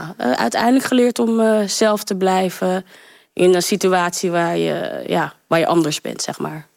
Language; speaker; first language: Dutch; early bilingual, other home language; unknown